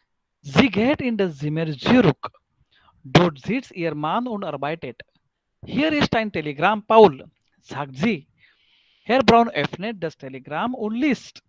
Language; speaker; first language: German; non-native, fluent; Marathi